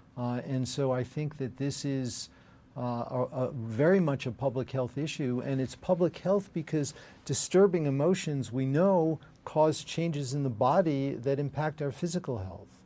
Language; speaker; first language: English; native; English